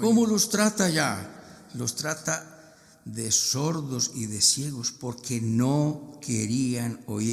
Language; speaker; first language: Spanish; native; Spanish